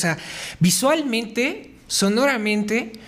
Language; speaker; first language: Spanish; native; Spanish